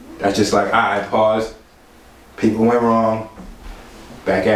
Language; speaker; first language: English; native; English